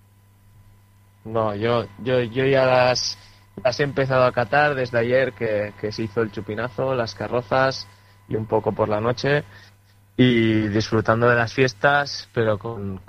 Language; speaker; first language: Spanish; native; Spanish